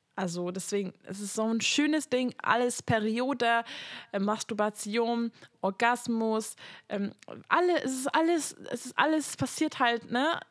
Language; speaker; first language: German; non-native, fluent; Hungarian